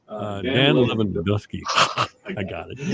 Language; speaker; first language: English; native; English